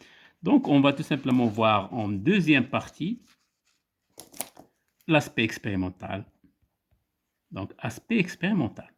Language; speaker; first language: French; non-native, local second language; Arabic